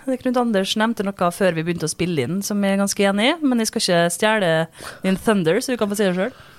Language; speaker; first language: Norwegian; native; Norwegian